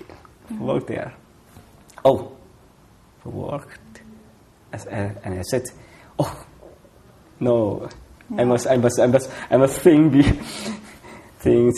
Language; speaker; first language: English; non-native, fluent; Indonesian